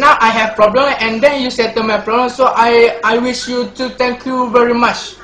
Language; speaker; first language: English; non-native, learner; Malay